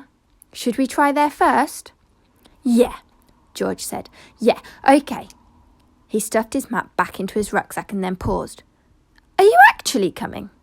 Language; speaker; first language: English; native; English